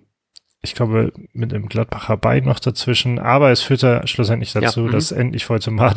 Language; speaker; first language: German; native; German